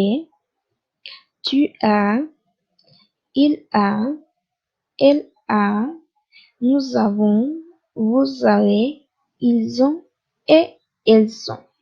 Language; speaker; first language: French; non-native, fluent; Spanish